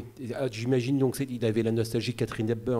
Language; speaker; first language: French; native; French